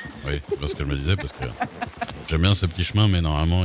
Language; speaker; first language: French; native; French